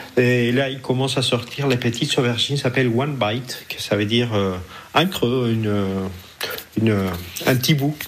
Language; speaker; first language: French; non-native, fluent; Spanish